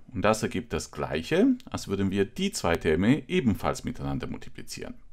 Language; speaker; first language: German; non-native, fluent; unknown